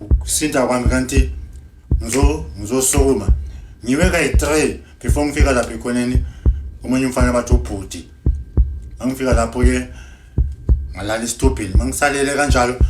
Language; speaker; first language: Zulu; native; Zulu